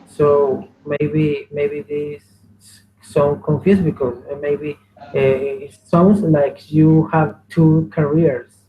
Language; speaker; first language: English; non-native, learner; Spanish